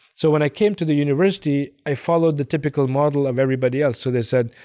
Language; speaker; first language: English; early bilingual, other home language; Hindi